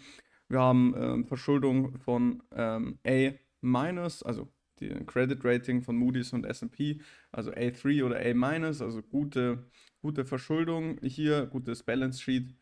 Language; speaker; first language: German; native; German